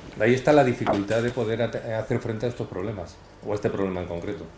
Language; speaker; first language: Spanish; native; Spanish